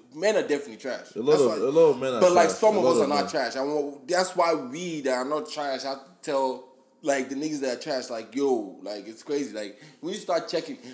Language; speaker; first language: English; non-native, local second language; Yoruba